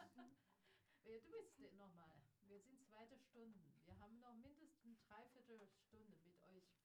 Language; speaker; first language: German; non-native, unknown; Chinese